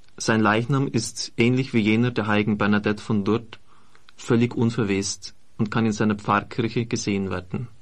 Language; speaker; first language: German; native; German